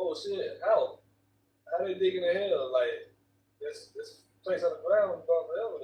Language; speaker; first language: English; native; English